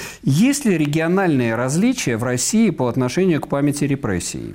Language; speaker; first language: Russian; native; Russian